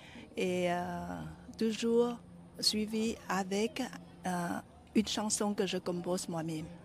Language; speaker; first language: French; non-native, fluent; Vietnamese